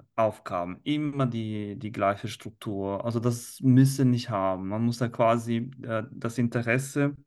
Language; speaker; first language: German; non-native, fluent; Italian